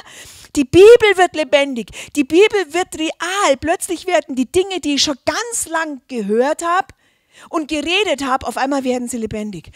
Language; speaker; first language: German; native; German